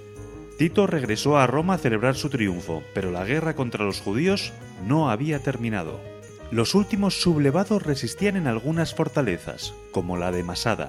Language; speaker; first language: Spanish; native; Spanish